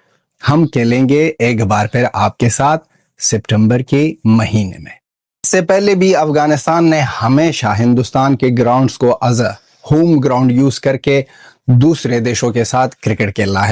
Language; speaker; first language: Hindi; non-native, fluent; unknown